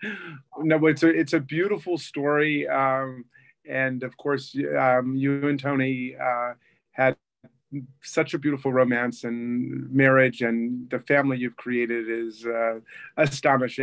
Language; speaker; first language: English; native; English